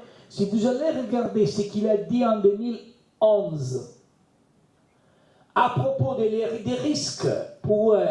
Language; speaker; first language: French; non-native, learner; Italian